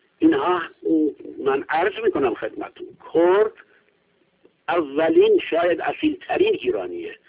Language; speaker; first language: Persian; non-native, local second language; Kurdish